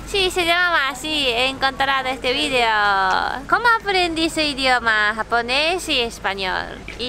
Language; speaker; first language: Spanish; non-native, learner; Japanese